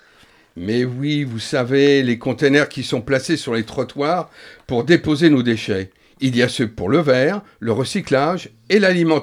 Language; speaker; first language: French; native; French